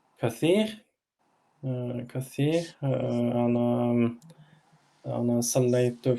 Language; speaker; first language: Arabic; non-native, learner; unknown